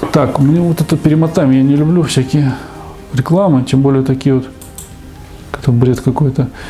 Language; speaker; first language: Russian; native; Russian